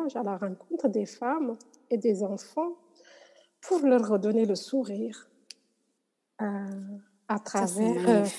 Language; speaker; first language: French; non-native, local second language; Wolof